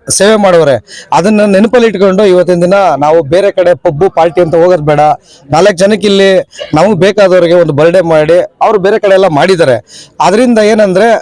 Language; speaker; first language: Kannada; native; Kannada